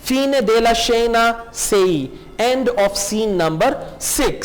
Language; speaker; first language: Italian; non-native, fluent; Urdu